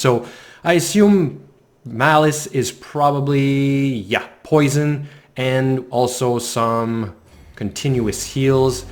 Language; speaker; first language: English; native; English